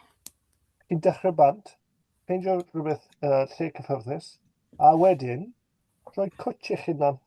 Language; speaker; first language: Welsh; native; Welsh